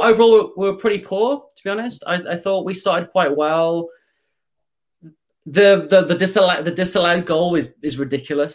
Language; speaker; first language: English; native; English